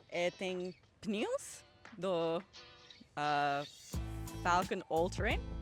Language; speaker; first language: Portuguese; non-native, learner; English